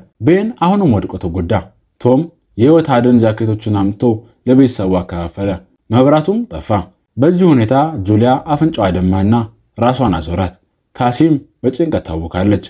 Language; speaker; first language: Amharic; native; Amharic